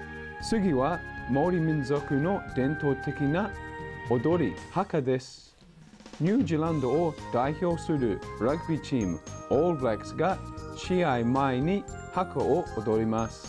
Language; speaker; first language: Japanese; non-native, fluent; English